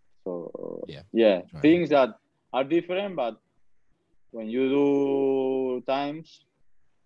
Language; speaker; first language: English; non-native, learner; Spanish